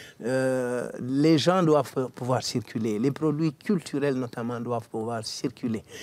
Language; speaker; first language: French; non-native, local second language; Wolof